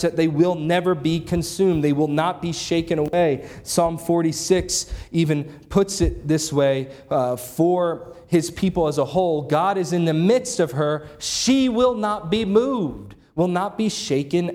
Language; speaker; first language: English; native; English